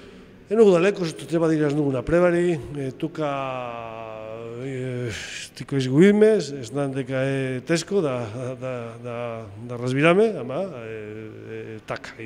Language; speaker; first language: Macedonian; non-native, fluent; Spanish